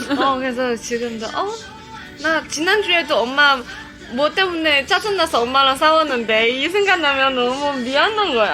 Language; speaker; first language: Korean; non-native, fluent; Chinese